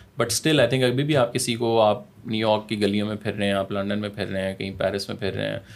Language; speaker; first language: Urdu; native; Urdu